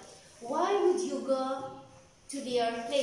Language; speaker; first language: English; non-native, fluent; Arabic